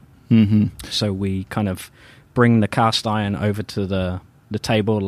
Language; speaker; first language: English; native; English